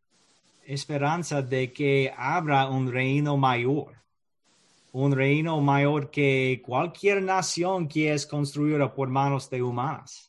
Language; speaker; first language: Spanish; non-native, learner; English